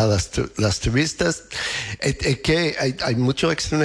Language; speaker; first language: Spanish; non-native, learner; English